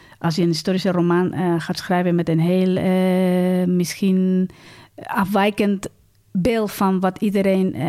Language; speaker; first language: Dutch; non-native, fluent; Spanish